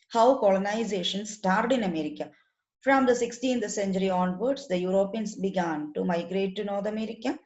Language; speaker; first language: English; non-native, local second language; Malayalam